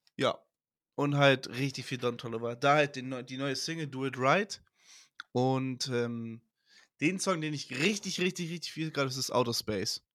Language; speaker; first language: German; native; German